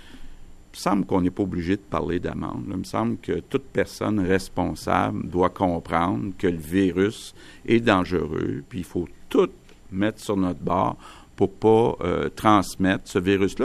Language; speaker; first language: French; native; French